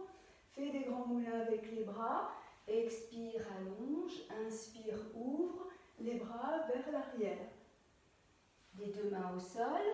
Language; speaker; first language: French; native; French